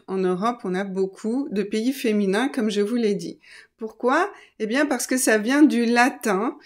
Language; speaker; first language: French; native; French